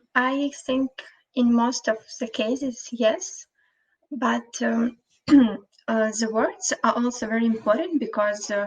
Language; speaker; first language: English; non-native, fluent; Russian